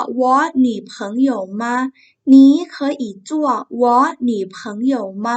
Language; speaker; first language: Chinese; non-native, fluent; Thai